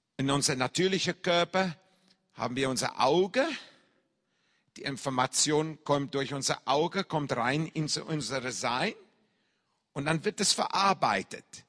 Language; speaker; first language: German; non-native, fluent; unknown